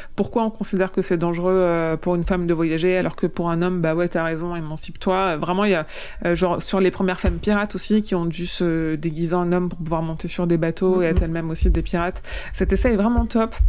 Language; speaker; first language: French; native; French